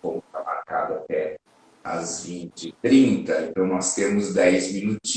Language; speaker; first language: Portuguese; native; Portuguese